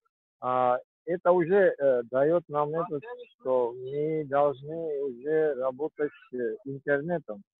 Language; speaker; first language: Russian; non-native, fluent; Georgian